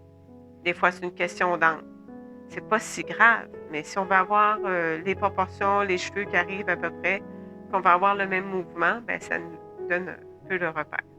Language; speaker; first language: French; native; French